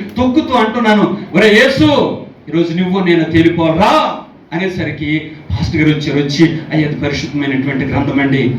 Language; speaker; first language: Telugu; non-native, local second language; Koya